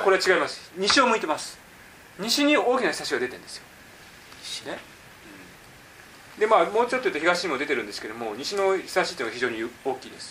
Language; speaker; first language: Japanese; native; Japanese